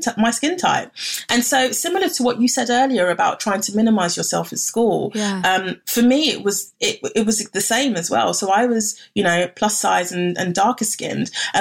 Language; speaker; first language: English; native; English